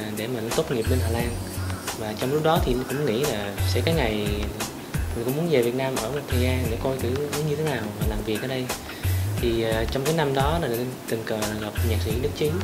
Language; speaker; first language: Vietnamese; early bilingual, heritage; Vietnamese